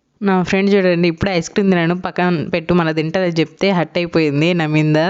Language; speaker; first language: Telugu; non-native, local second language; Tamil